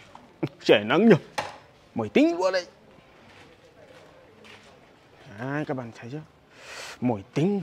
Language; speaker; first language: Vietnamese; non-native, learner; Portuguese